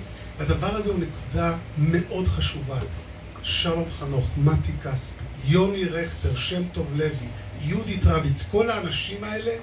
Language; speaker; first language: Hebrew; native; Hebrew